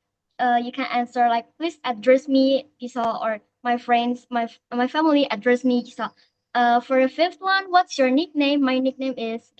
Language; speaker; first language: English; non-native, learner; Indonesian